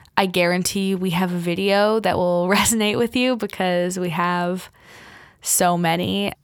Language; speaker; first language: English; native; English